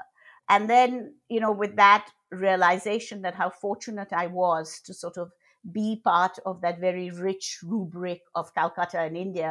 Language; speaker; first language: English; non-native, local second language; Bangla